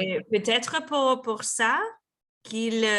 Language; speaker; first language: French; non-native, learner; Spanish